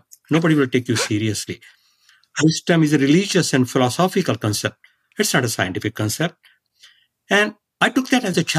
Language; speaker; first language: English; non-native, local second language; Marathi